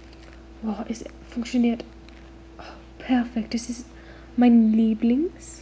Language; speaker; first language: German; non-native, learner; English